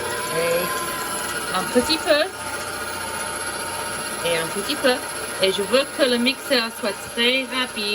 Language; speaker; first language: French; non-native, fluent; English